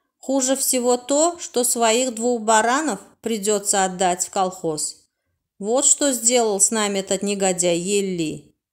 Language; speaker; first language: Russian; non-native, local second language; Turkmen